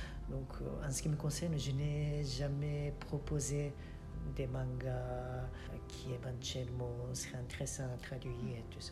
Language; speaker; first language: French; non-native, fluent; Japanese